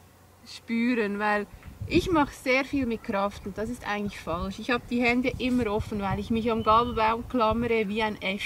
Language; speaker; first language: German; native; German